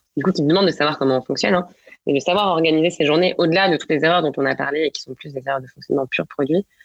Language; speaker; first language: French; native; French